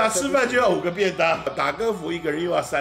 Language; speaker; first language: Chinese; native; Chinese